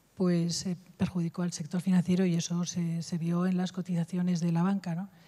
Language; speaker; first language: Spanish; native; Spanish